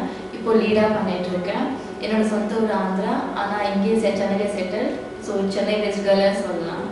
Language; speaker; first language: Tamil; non-native, local second language; Telugu